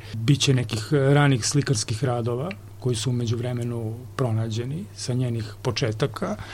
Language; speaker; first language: Serbian; native; Serbian